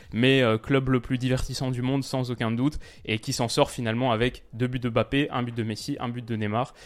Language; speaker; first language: French; native; French